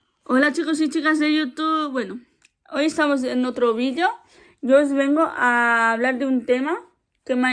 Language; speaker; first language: Spanish; early bilingual, other home language; Arabic